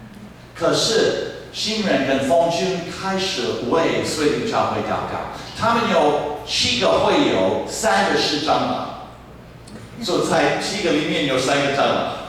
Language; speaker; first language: Chinese; non-native, fluent; English